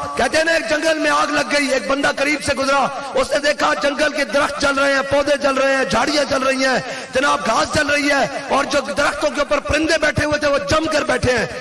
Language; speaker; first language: Urdu; non-native, local second language; Punjabi